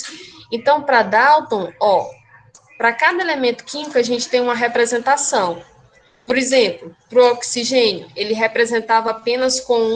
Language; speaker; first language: Portuguese; native; Portuguese